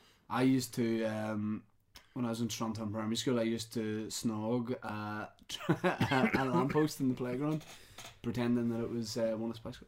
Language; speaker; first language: English; native; English